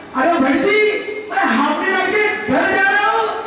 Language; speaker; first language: Hindi; non-native, local second language; Marathi